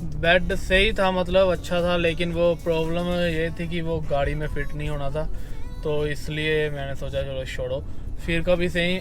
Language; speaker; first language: Hindi; non-native, local second language; Punjabi